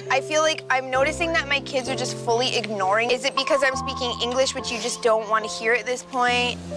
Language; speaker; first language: English; native; English